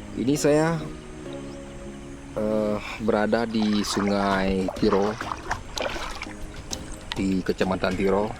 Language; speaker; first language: Indonesian; non-native, local second language; Achinese